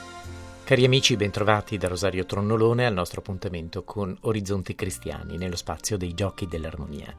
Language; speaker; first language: Italian; native; Italian